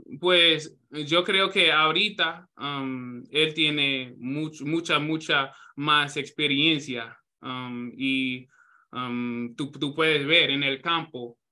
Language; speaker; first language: Spanish; non-native, learner; English